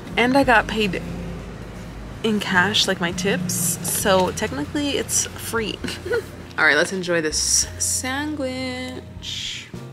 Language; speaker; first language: English; early bilingual, other home language; Spanish